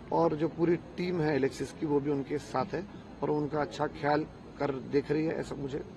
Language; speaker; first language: Hindi; non-native, local second language; Marathi